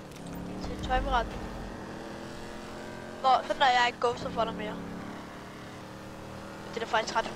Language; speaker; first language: Danish; native; Danish